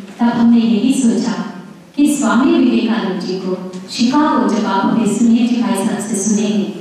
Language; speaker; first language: Hindi; native; Hindi